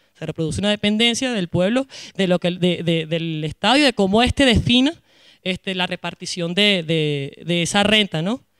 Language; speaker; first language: Spanish; native; Spanish